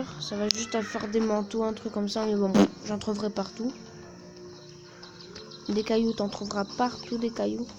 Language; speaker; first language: French; native; French